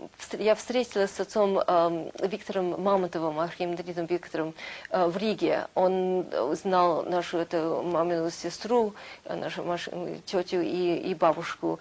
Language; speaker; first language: Russian; early bilingual, heritage; Russian